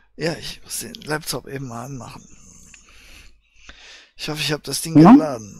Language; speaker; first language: German; native; German